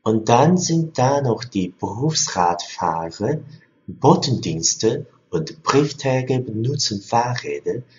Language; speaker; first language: German; non-native, fluent; Chinese